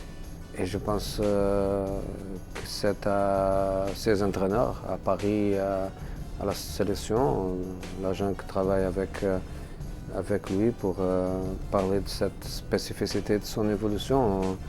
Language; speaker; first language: French; non-native, fluent; Portuguese